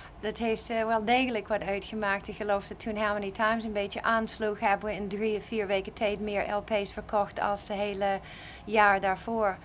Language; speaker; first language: Dutch; non-native, fluent; English